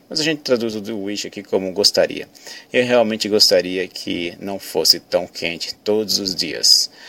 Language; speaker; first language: Portuguese; native; Portuguese